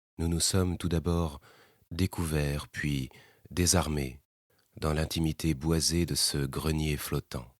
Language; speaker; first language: French; native; French